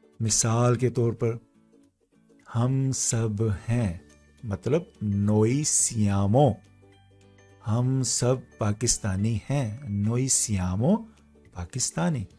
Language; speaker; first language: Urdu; non-native, local second language; Punjabi